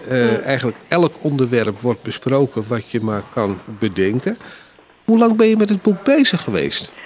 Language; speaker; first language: Dutch; native; Dutch